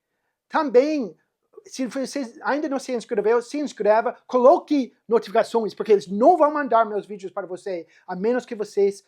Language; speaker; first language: Portuguese; non-native, fluent; English